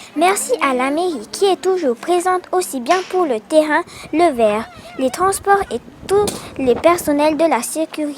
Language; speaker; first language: French; native; French